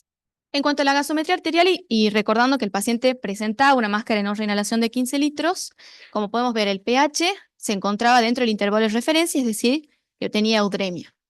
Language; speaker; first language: Spanish; native; Spanish